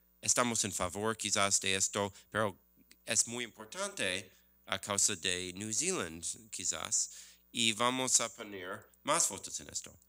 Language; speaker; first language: Spanish; non-native, learner; English